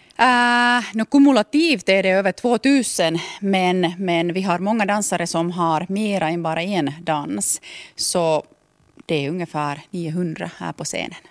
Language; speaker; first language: Swedish; non-native, local second language; Finnish